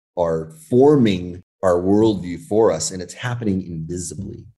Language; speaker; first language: English; native; English